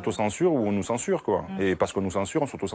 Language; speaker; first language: French; native; French